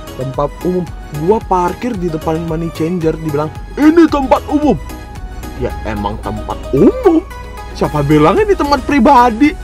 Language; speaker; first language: Indonesian; non-native, fluent; Russian